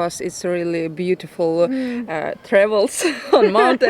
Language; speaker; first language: English; non-native, learner; Russian